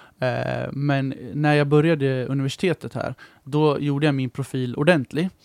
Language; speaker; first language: Swedish; native; Swedish